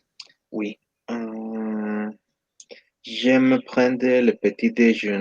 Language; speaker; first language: French; non-native, learner; Spanish